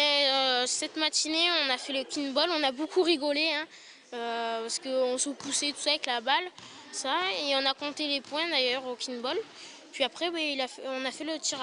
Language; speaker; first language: French; native; French